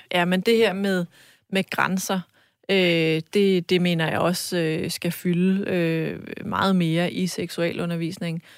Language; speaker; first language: Danish; early bilingual, other home language; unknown